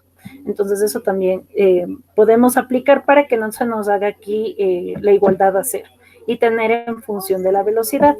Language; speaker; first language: Spanish; native; Spanish